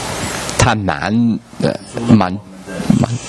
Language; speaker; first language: Chinese; non-native, learner; English